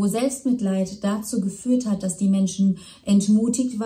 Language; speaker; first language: German; native; German